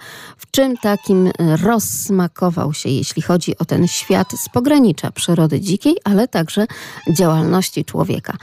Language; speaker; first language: Polish; native; Polish